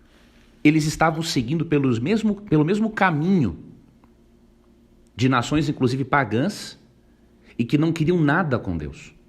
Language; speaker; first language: Portuguese; native; Portuguese